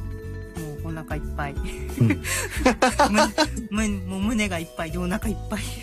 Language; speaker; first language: Japanese; native; Japanese